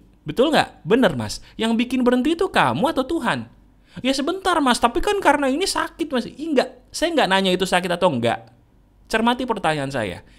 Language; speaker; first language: Indonesian; native; Indonesian